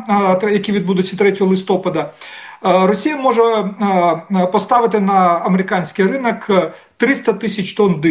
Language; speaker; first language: Ukrainian; native; Ukrainian